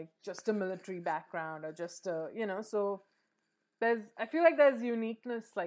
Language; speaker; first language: English; native; English